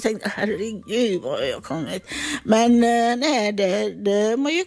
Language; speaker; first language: Swedish; non-native, fluent; Italian